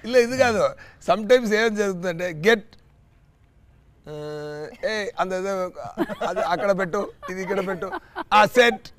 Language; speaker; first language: Telugu; non-native, learner; Tamil